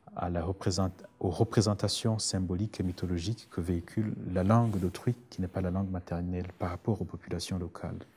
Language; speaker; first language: French; non-native, local second language; Rundi